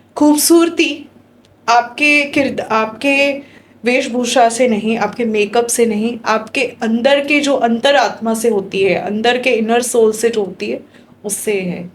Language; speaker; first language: Hindi; non-native, local second language; Marathi